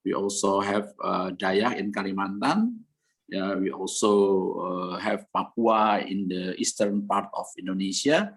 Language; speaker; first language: English; non-native, learner; Indonesian